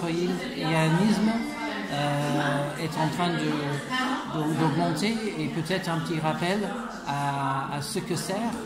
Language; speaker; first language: French; non-native, fluent; English